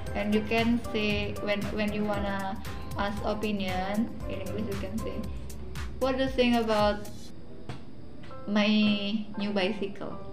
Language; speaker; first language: English; non-native, fluent; Indonesian